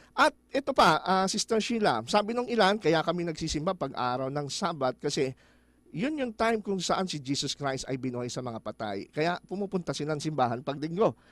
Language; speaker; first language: Filipino; native; Filipino